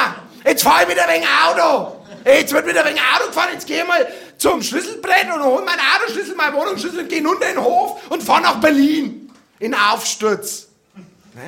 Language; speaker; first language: German; native; German